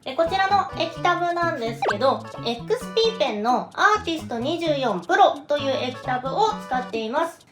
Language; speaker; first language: Japanese; native; Japanese